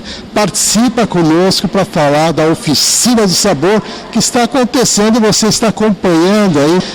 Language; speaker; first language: Portuguese; native; Portuguese